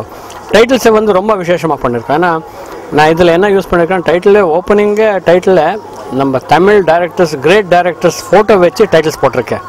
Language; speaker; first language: Tamil; non-native, local second language; Kannada